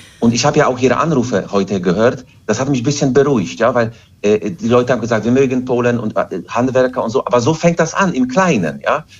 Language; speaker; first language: German; early bilingual, other home language; Polish